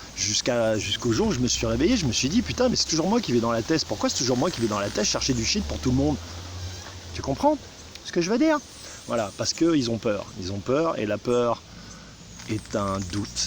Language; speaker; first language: French; native; French